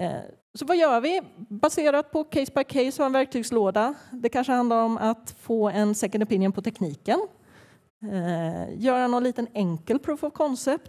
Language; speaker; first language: Swedish; native; Swedish